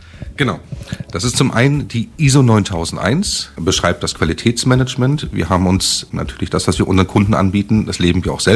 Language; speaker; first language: German; native; German